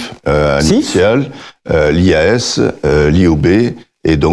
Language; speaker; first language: French; native; French